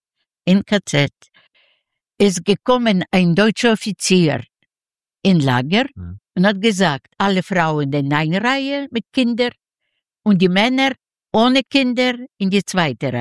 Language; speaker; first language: German; non-native, learner; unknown